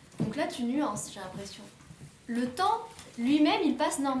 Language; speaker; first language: French; native; French